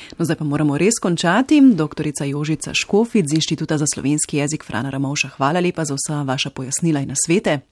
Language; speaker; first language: Slovenian; native; Slovenian